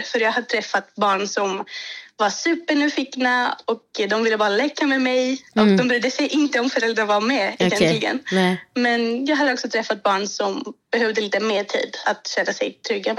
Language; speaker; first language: Swedish; non-native, fluent; Greek